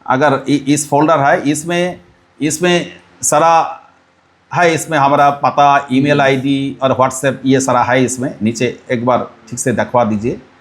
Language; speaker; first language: Hindi; non-native, local second language; Bangla